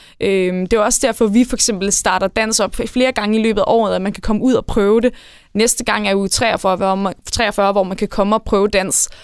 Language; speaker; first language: Danish; native; Danish